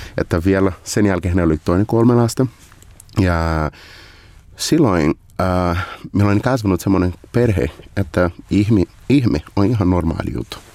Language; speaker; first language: Finnish; non-native, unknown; Portuguese